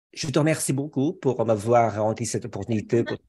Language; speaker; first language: French; non-native, learner; English